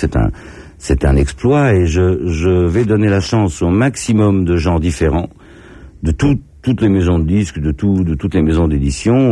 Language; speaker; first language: French; native; French